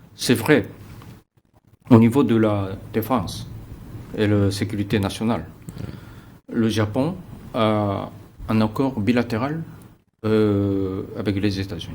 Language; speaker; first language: French; non-native, fluent; Japanese